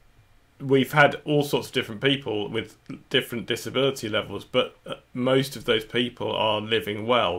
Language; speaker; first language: English; native; English